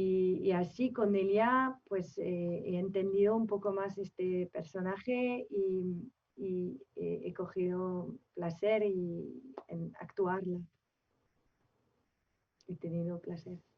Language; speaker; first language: Spanish; non-native, fluent; French